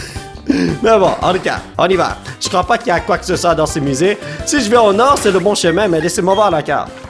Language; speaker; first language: French; native; French